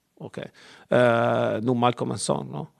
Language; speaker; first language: French; non-native, learner; Italian